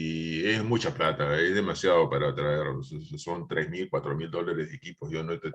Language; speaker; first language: Spanish; native; Spanish